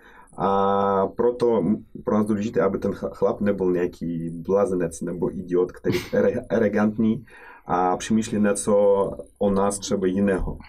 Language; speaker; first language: Czech; non-native, fluent; Russian